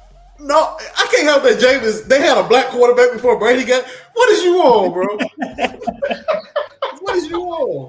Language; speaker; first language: English; native; English